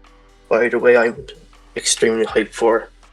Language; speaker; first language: English; native; English